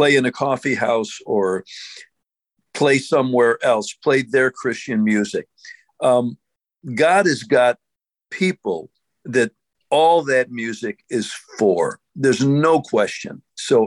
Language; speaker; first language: English; native; English